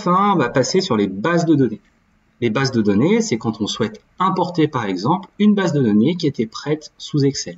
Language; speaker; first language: French; native; French